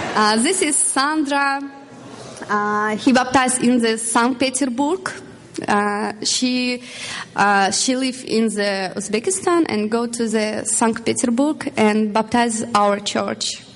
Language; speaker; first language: English; non-native, learner; Russian